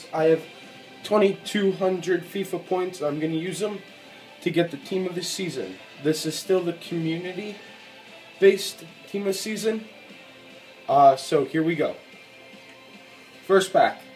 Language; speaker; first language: English; native; English